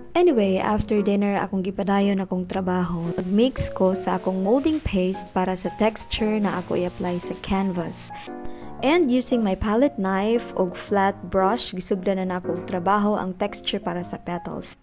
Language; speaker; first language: Cebuano; native; Cebuano